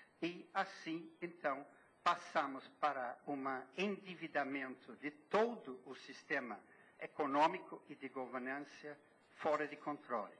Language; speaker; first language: Portuguese; non-native, fluent; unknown